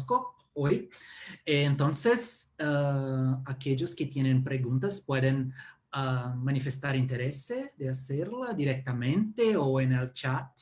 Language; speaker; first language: Spanish; non-native, fluent; Portuguese